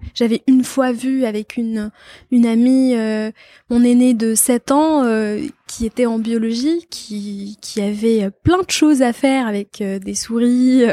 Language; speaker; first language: French; non-native, local second language; Arabic